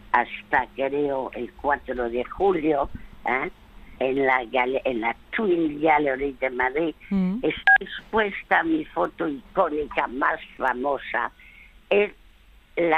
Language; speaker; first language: Spanish; early bilingual, other home language; French